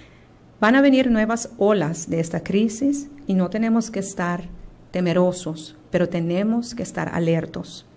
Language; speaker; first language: Spanish; non-native, fluent; Papiamento